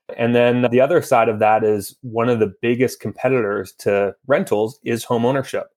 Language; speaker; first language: English; native; English